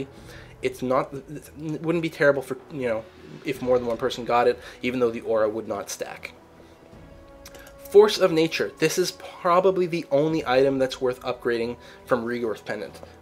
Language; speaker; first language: English; native; English